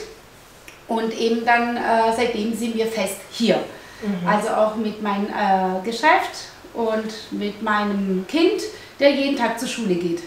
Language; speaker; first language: German; early bilingual, other home language; Italian